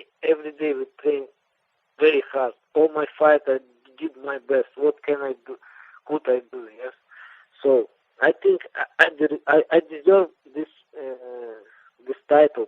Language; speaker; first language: English; non-native, learner; Russian